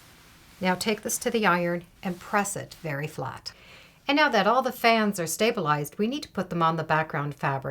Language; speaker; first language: English; native; English